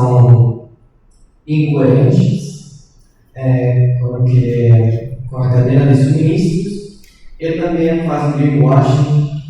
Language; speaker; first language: Portuguese; non-native, learner; Spanish